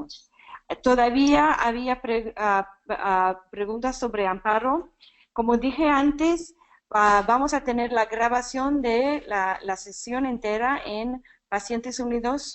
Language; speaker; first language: Spanish; non-native, fluent; English